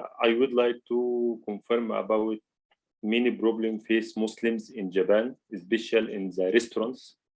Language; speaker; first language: English; non-native, learner; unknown